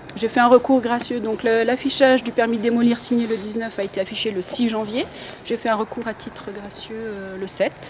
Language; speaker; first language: French; native; French